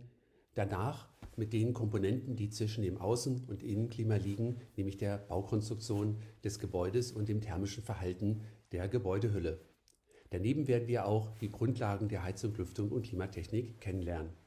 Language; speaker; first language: German; native; German